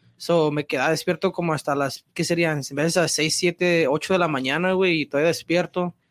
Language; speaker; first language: Spanish; early bilingual, heritage; Spanish